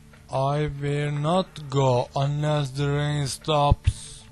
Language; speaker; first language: English; non-native, learner; Turkish